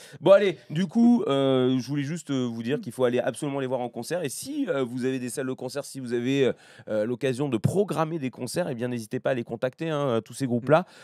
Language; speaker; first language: French; native; French